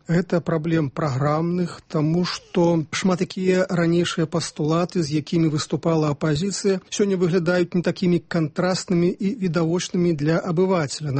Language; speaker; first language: Belarusian; native; Belarusian